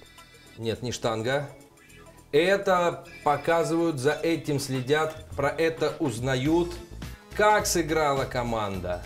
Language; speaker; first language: Russian; native; Russian